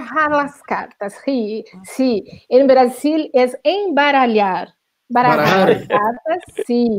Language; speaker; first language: Spanish; non-native, learner; Portuguese